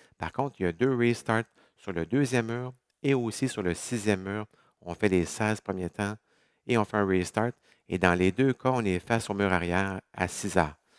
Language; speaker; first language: French; native; French